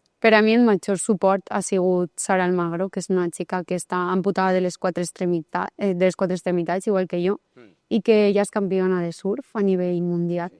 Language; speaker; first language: Catalan; native; Catalan